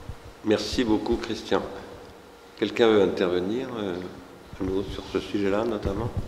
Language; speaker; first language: French; native; French